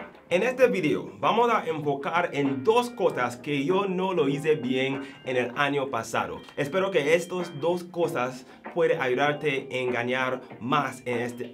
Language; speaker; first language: Spanish; non-native, learner; English